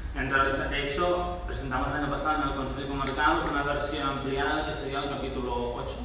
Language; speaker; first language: Spanish; non-native, local second language; Catalan